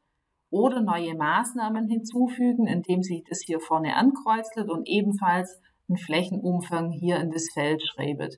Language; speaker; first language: German; native; German